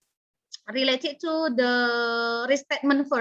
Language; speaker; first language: English; non-native, learner; Indonesian